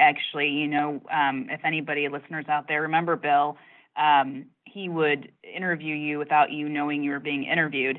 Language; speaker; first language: English; native; English